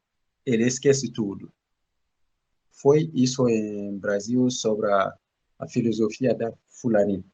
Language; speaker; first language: Portuguese; non-native, learner; Bambara